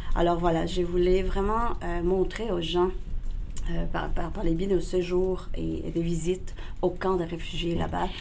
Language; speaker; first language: French; non-native, fluent; Spanish